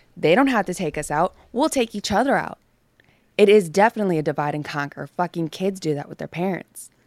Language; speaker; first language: English; native; English